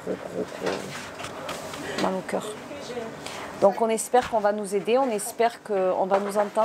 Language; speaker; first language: French; native; French